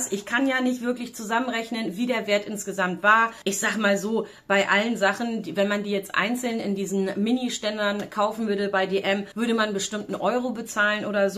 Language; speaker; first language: German; native; German